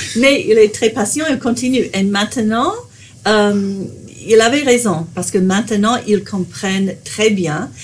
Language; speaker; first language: French; non-native, fluent; English